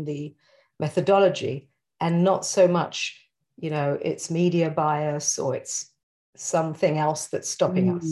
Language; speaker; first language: English; native; English